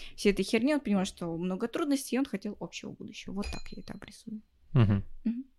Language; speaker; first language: Russian; native; Russian